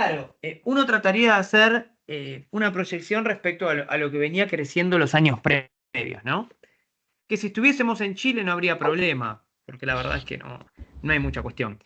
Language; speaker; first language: Spanish; native; Spanish